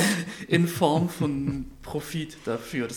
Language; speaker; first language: German; native; German